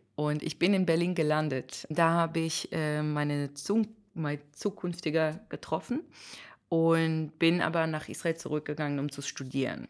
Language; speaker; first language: German; non-native, fluent; Hebrew